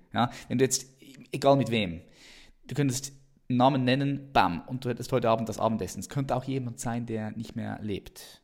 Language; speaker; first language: German; native; German